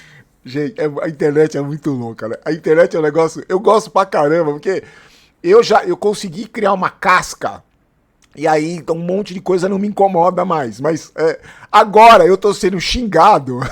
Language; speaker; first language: Portuguese; native; Portuguese